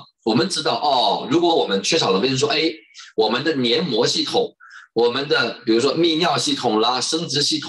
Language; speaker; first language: Chinese; native; Chinese